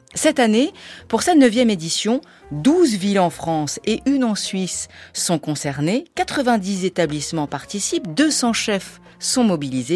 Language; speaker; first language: French; native; French